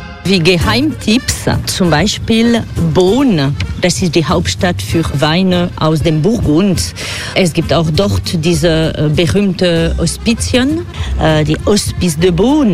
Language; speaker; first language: German; non-native, fluent; French